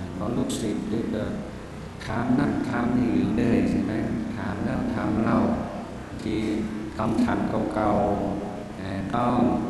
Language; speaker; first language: Thai; non-native, fluent; English